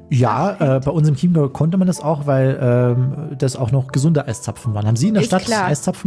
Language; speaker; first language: German; native; German